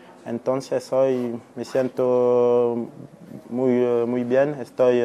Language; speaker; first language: Spanish; non-native, fluent; French